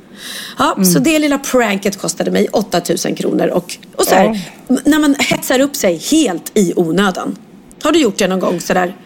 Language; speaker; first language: Swedish; native; Swedish